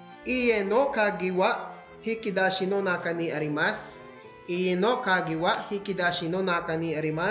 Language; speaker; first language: Japanese; non-native, fluent; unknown